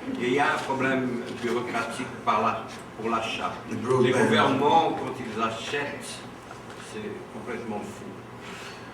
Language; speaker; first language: French; non-native, fluent; Portuguese